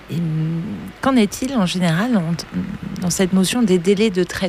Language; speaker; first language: French; native; French